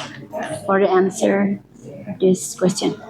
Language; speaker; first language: English; non-native, learner; Indonesian